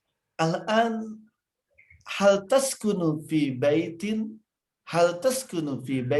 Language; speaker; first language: Arabic; non-native, fluent; Indonesian